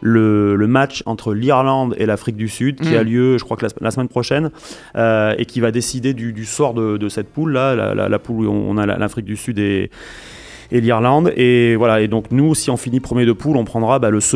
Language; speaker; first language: French; native; French